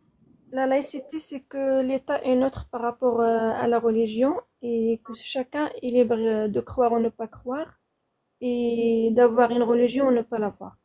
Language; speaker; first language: French; non-native, fluent; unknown